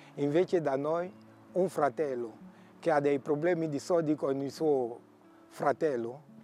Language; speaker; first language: Italian; non-native, fluent; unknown